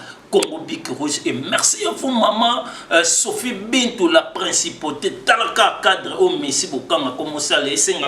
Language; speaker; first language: French; non-native, local second language; Lingala